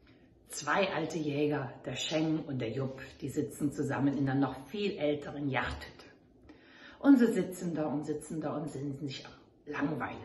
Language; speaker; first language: German; native; German